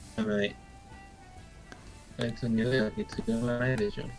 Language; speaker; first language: Japanese; non-native, learner; Spanish